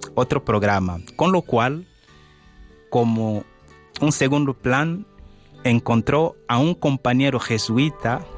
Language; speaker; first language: Spanish; non-native, fluent; Portuguese